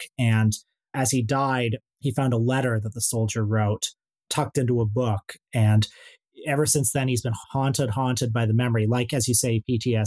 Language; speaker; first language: English; native; English